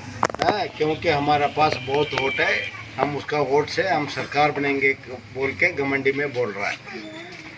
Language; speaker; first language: Hindi; non-native, local second language; Kannada